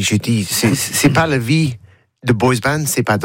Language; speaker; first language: French; non-native, learner; English